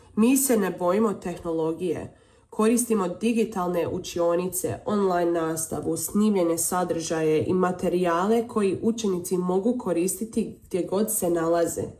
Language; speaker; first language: Serbian; early bilingual, heritage; Croatian